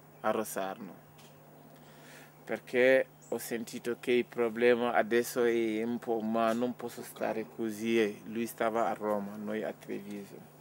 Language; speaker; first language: Italian; non-native, learner; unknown